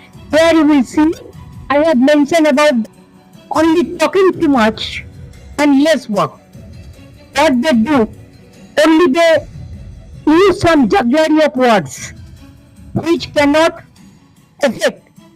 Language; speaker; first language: English; non-native, local second language; Bangla